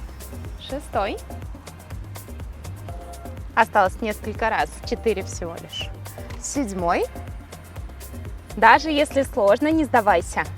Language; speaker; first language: Russian; native; Russian